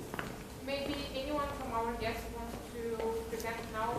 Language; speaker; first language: English; non-native, fluent; Romanian